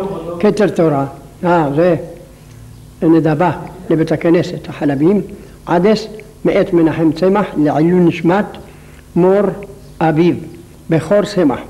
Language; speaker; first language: Hebrew; non-native, local second language; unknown